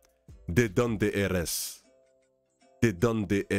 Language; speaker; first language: Spanish; non-native, learner; English